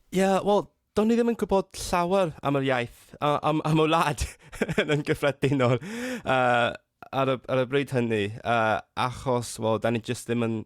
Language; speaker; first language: Welsh; non-native, fluent; Cantonese